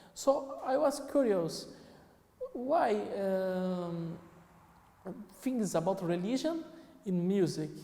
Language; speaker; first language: English; non-native, fluent; Portuguese